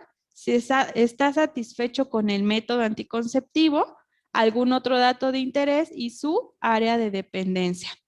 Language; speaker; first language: Spanish; native; Spanish